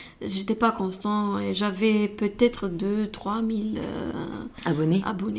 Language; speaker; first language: French; non-native, learner; Romanian